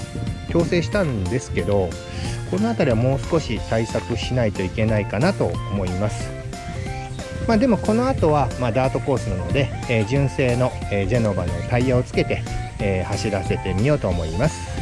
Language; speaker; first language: Japanese; native; Japanese